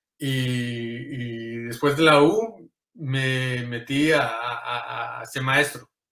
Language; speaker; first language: Spanish; early bilingual, heritage; Spanish